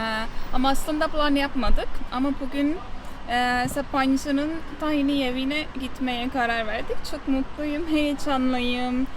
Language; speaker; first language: Turkish; non-native, learner; Estonian